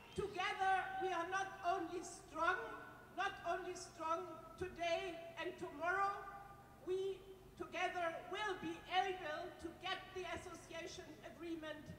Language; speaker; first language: English; non-native, fluent; German